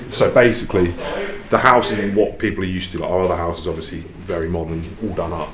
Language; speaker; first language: English; native; English